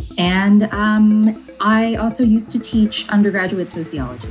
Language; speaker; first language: English; native; English